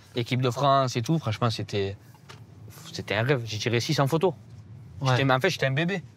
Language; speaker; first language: French; native; French